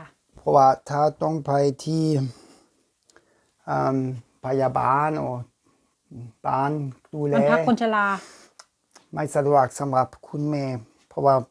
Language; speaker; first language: Thai; non-native, learner; German